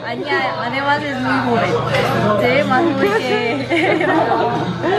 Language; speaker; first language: Spanish; non-native, learner; Korean